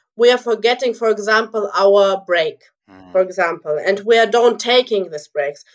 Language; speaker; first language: English; early bilingual, other home language; Russian